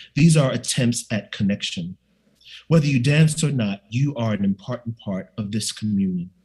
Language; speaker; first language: English; native; English